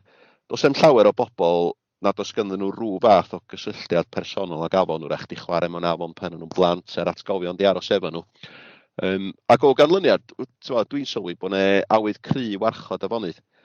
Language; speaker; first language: Welsh; native; Welsh